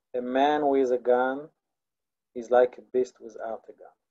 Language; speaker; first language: English; non-native, fluent; Hebrew